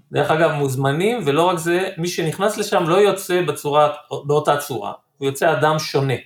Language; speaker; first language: Hebrew; native; Hebrew